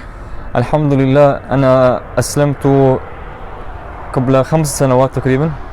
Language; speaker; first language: Arabic; non-native, learner; German